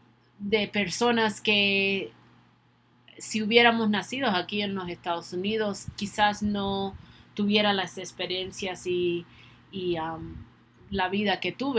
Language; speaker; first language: Spanish; early bilingual, other home language; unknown